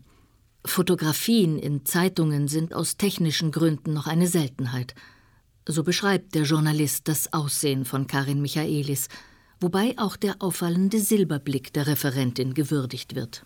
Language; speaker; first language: German; native; German